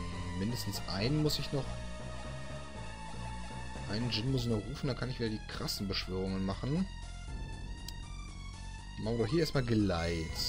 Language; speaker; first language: German; native; German